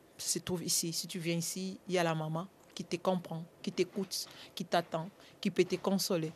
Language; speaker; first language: French; non-native, local second language; Lingala